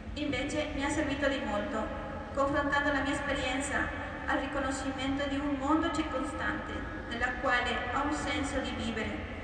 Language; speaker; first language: Italian; non-native, fluent; Spanish